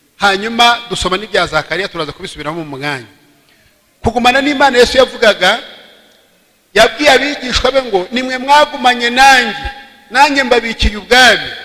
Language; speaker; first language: Kinyarwanda; early bilingual, heritage; Kinyarwanda